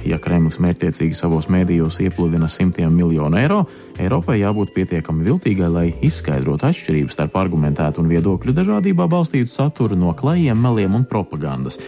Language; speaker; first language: Latvian; early bilingual, heritage; Latvian